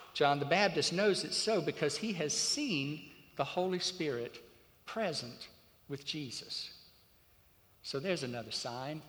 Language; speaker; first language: English; native; English